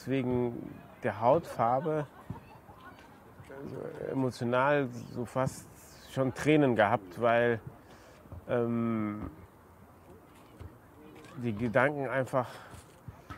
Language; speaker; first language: German; native; German